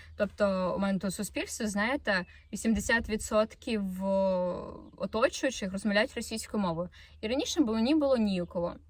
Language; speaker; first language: Ukrainian; non-native, local second language; Russian